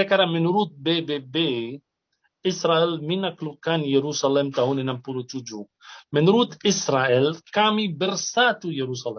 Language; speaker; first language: Indonesian; non-native, fluent; Arabic